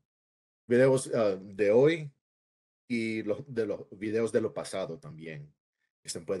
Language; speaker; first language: Spanish; early bilingual, heritage; English